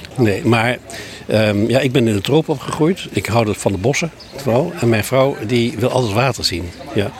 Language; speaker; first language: Dutch; native; Dutch